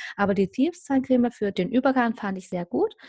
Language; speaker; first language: German; native; German